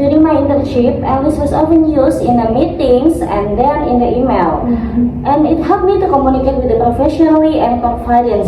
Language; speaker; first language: English; non-native, learner; Indonesian